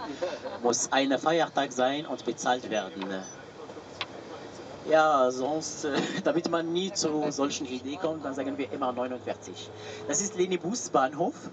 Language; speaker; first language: German; non-native, fluent; Arabic